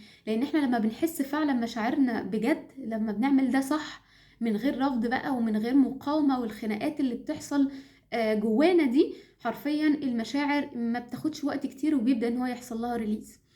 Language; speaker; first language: Arabic; native; Arabic